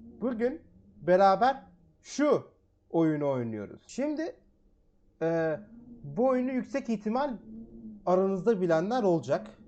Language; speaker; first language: Turkish; native; Turkish